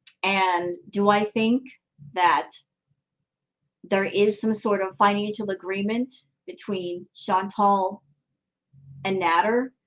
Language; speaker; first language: English; native; English